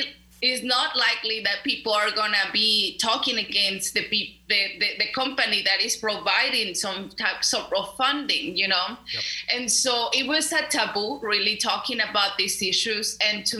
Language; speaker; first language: English; non-native, fluent; Spanish